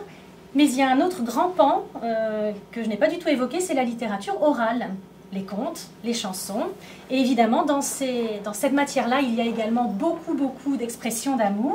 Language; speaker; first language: French; native; French